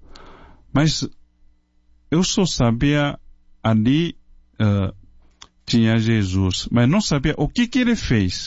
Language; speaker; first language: Portuguese; non-native, fluent; Chinese